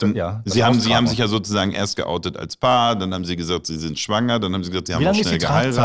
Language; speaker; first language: German; native; German